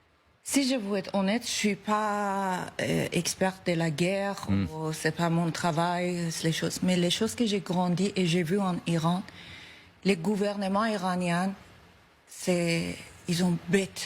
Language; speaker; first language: French; non-native, learner; Persian